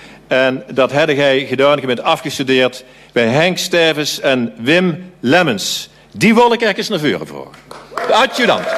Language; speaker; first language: Dutch; native; Dutch